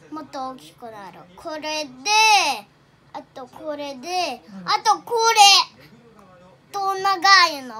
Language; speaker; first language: Japanese; non-native, learner; Filipino